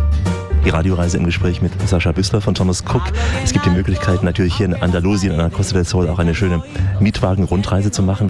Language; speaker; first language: German; native; German